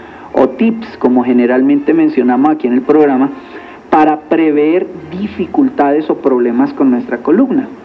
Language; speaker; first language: Spanish; native; Spanish